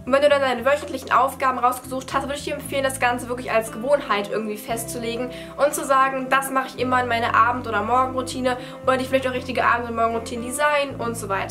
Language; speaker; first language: German; native; German